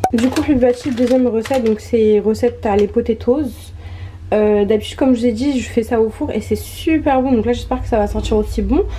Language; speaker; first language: French; early bilingual, other home language; Arabic